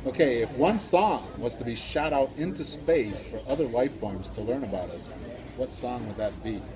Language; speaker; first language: English; native; English